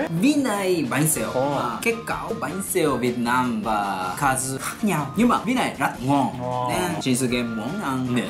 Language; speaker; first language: Vietnamese; non-native, learner; Japanese